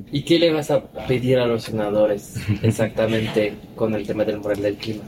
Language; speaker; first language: Spanish; native; Spanish